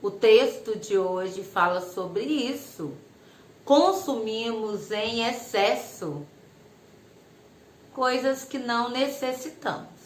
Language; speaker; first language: Portuguese; native; Portuguese